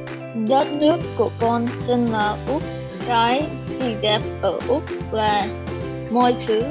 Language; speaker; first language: Vietnamese; early bilingual, heritage; Vietnamese